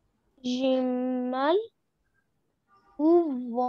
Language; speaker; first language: French; non-native, learner; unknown